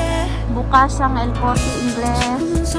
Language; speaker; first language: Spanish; non-native, learner; Filipino